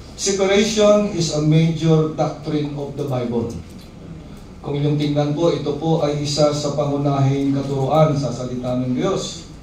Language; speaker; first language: Filipino; non-native, local second language; Hiligaynon